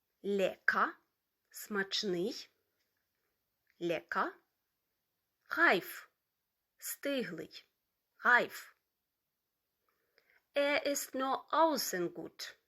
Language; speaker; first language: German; non-native, fluent; Ukrainian